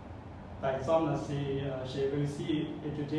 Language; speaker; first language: French; non-native, learner; Khmer